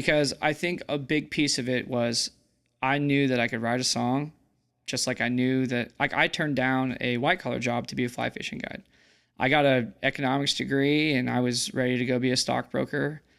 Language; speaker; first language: English; native; English